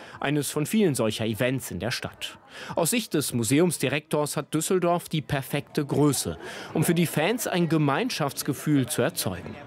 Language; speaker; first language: German; native; German